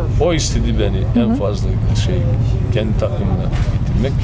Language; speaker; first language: Turkish; non-native, fluent; Serbian